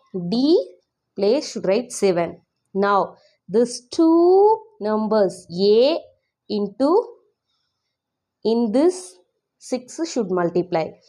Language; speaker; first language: English; non-native, local second language; Tamil